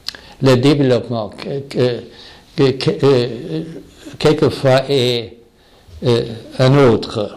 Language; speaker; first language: French; non-native, fluent; German